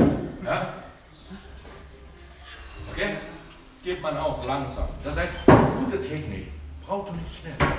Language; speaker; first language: German; non-native, learner; Thai